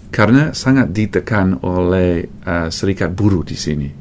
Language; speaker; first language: Malay; non-native, fluent; English